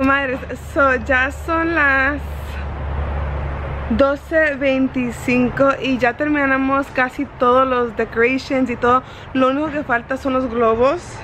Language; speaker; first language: Spanish; early bilingual, heritage; Spanish